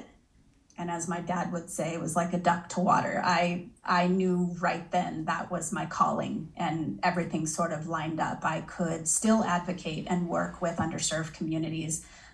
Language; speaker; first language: English; native; English